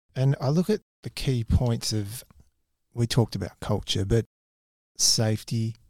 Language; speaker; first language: English; native; English